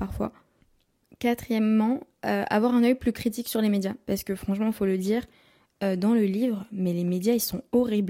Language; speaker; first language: French; native; French